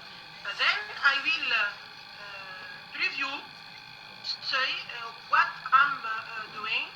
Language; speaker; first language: English; non-native, learner; Arabic